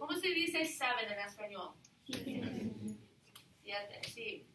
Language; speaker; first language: Spanish; non-native, fluent; English